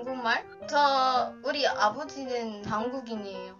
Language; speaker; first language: Korean; early bilingual, heritage; Thai